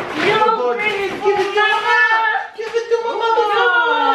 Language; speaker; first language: English; non-native, fluent; French